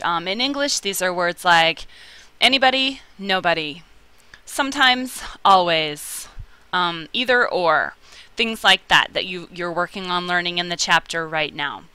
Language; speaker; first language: English; native; English